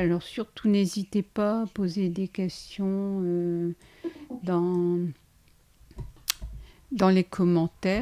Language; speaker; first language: French; native; French